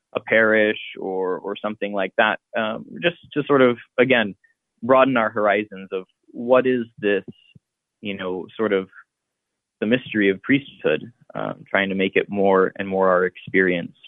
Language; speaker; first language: English; native; English